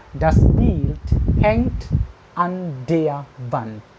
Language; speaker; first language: German; non-native, fluent; Indonesian